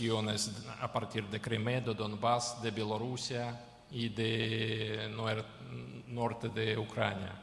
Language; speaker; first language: Spanish; non-native, learner; Ukrainian